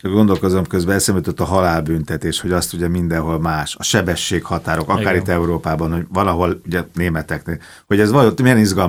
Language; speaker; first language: Hungarian; native; Hungarian